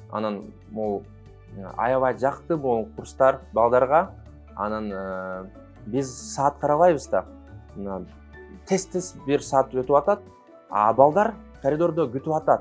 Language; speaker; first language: Kyrgyz; non-native, local second language; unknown